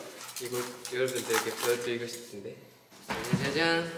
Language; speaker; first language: Korean; non-native, fluent; Japanese